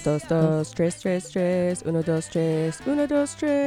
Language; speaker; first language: Spanish; non-native, learner; English